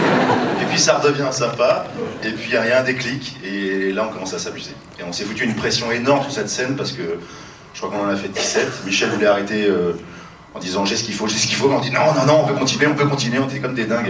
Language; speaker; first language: French; native; French